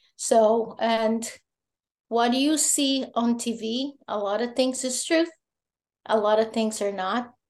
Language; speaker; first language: English; non-native, fluent; Portuguese